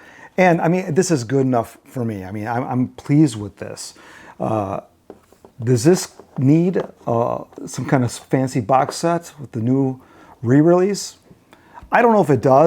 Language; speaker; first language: English; native; English